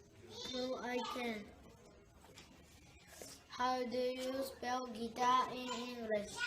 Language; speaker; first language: English; non-native, learner; Japanese